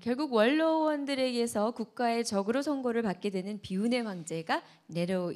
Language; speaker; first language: Korean; native; Korean